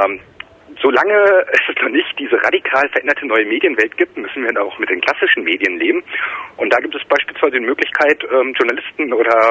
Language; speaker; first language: German; native; German